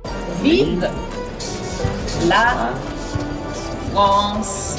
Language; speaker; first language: French; non-native, learner; German